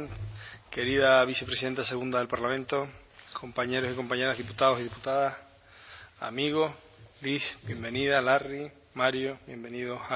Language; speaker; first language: Spanish; native; Spanish